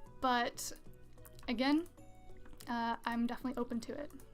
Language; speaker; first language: English; native; English